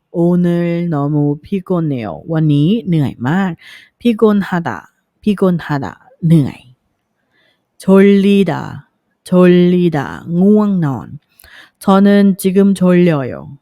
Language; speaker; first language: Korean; non-native, fluent; Thai